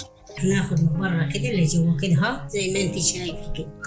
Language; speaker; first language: Arabic; native; Arabic